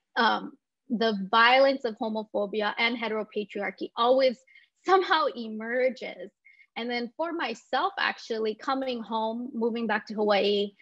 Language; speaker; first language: English; native; English